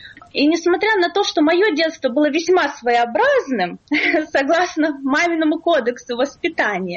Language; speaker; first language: Russian; native; Russian